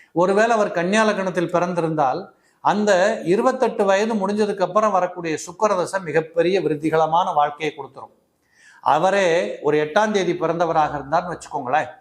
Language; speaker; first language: Tamil; native; Tamil